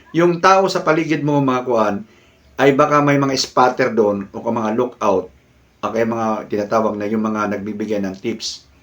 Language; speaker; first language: Filipino; native; Filipino